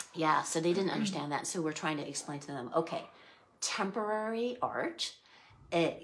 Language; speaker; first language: English; native; English